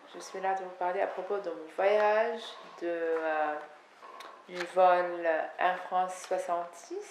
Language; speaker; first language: French; non-native, fluent; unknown